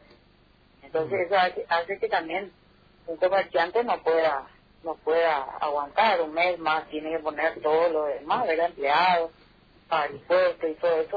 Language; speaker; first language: Spanish; native; Spanish